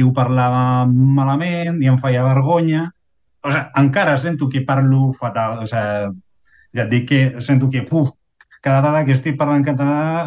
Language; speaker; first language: Catalan; non-native, fluent; Spanish